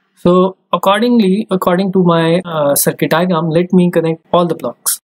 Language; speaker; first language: English; non-native, local second language; Hindi